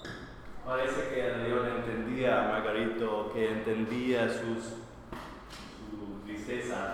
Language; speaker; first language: Spanish; non-native, fluent; English